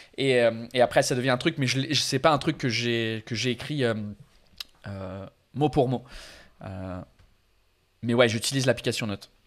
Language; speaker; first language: French; non-native, fluent; English